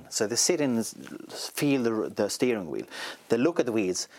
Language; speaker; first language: English; non-native, fluent; Swedish